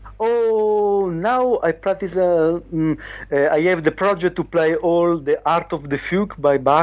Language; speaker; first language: English; non-native, learner; Italian